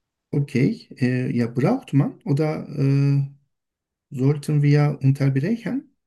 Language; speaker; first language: German; non-native, learner; Turkish